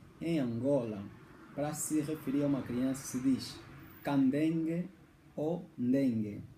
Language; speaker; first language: Portuguese; native; Portuguese